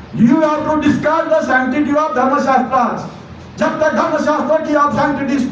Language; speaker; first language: Hindi; non-native, local second language; Marathi